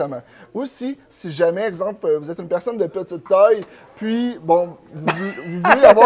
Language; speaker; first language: French; native; French